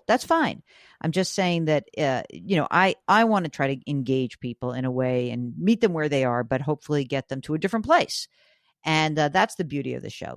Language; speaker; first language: English; native; English